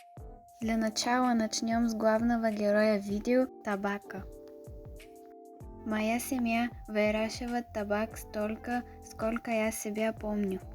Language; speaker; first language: Russian; non-native, learner; Bulgarian